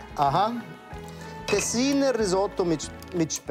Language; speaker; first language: German; non-native, local second language; Italian